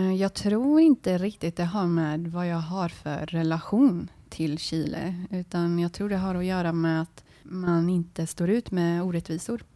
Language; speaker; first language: Swedish; early bilingual, other home language; Spanish